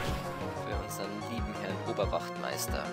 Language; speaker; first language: German; native; German